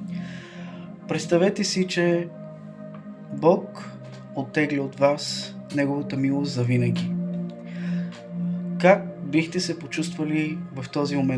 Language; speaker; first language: Bulgarian; native; Bulgarian